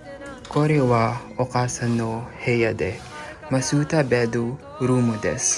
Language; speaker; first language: Japanese; non-native, learner; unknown